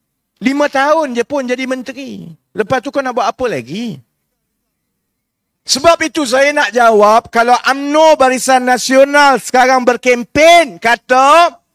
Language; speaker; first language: Malay; native; Malay